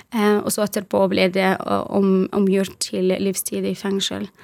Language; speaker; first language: Norwegian; non-native, fluent; Arabic